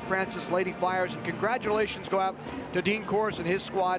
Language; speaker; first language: English; native; English